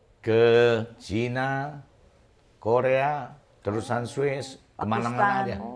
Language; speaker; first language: Indonesian; non-native, local second language; Min Nan Chinese